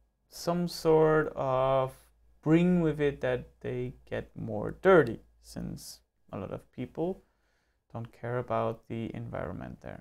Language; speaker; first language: English; non-native, fluent; German